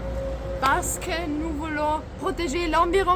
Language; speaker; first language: French; non-native, learner; German